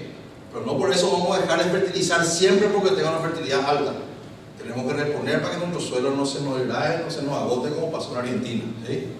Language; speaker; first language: Spanish; native; Spanish